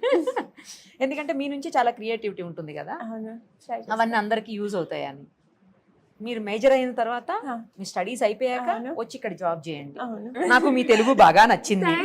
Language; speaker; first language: Telugu; native; Telugu